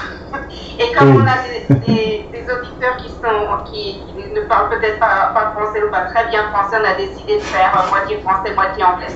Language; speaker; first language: French; native; French